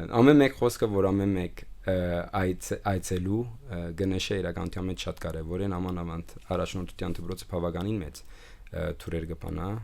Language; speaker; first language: Armenian; early bilingual, heritage; Armenian